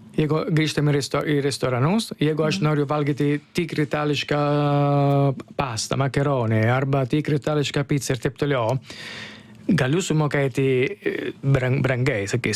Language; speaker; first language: Lithuanian; non-native, learner; Italian